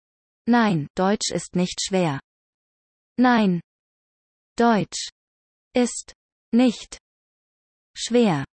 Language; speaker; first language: German; non-native, learner; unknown